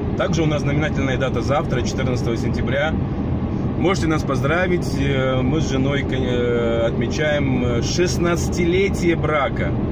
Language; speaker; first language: Russian; non-native, local second language; Romanian